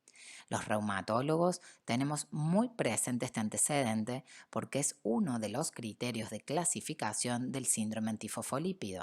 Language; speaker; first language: Spanish; native; Spanish